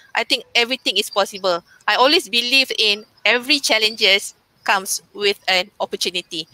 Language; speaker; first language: English; non-native, local second language; Malay